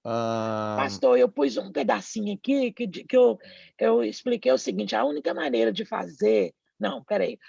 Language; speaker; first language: Portuguese; native; Portuguese